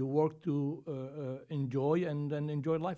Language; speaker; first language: English; non-native, fluent; Greek